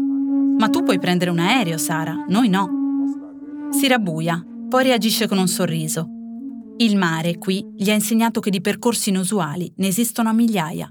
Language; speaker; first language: Italian; native; Italian